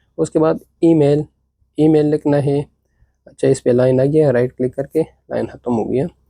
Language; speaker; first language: Urdu; non-native, local second language; Pashto